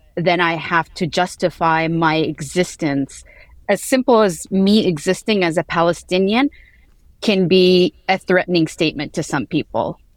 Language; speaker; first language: English; early bilingual, heritage; Arabic